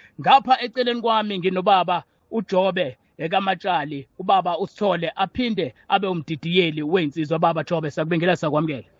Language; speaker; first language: Zulu; native; Zulu